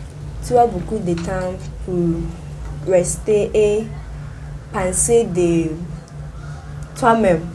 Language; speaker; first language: French; non-native, learner; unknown